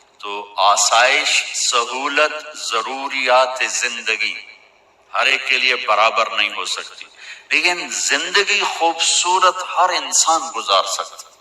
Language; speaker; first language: Urdu; non-native, local second language; Punjabi